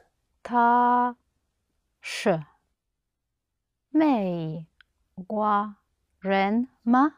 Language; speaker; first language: Chinese; non-native, learner; English